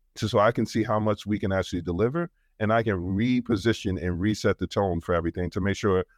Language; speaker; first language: English; native; English